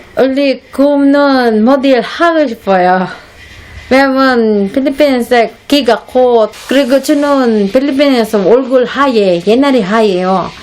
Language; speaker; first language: Korean; non-native, learner; Filipino